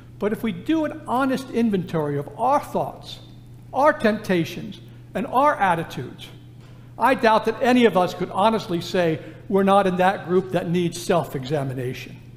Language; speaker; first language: English; native; English